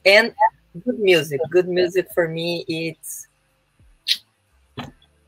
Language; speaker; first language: English; non-native, learner; Portuguese